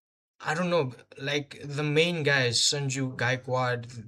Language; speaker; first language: English; non-native, local second language; Hindi